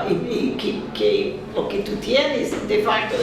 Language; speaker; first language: Spanish; non-native, fluent; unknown